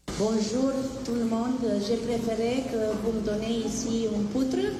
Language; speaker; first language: French; non-native, learner; Romanian